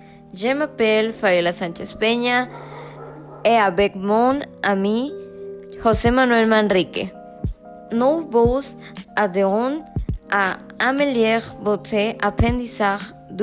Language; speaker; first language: French; non-native, learner; Spanish